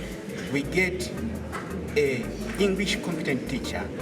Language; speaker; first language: English; non-native, learner; Swahili